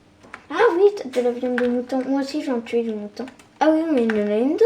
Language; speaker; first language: French; native; French